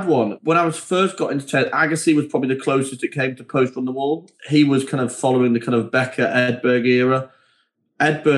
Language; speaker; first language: English; native; English